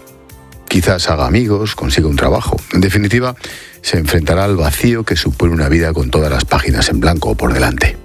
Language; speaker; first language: Spanish; native; Spanish